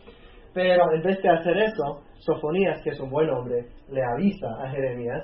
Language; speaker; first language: Spanish; native; Spanish